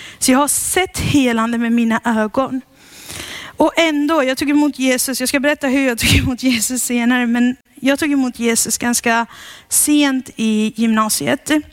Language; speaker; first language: Swedish; early bilingual, heritage; Swedish